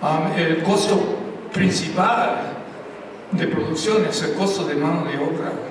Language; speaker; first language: Spanish; non-native, fluent; English